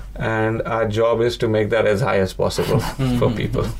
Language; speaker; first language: English; non-native, local second language; Hindi